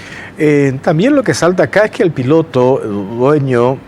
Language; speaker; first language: Spanish; native; Spanish